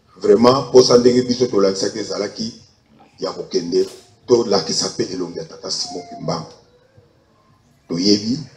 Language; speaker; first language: Lingala; non-native, local second language; Kongo